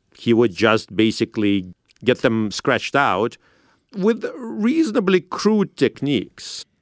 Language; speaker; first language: English; non-native, fluent; Russian